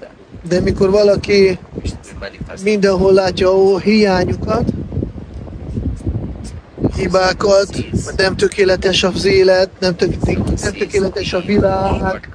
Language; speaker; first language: Hungarian; non-native, fluent; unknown